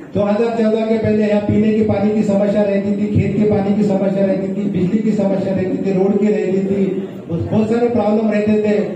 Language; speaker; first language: Hindi; non-native, local second language; Telugu